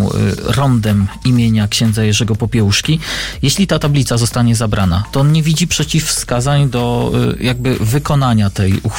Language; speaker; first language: Polish; native; Polish